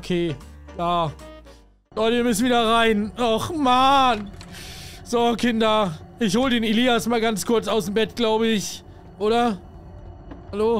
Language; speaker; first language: German; native; German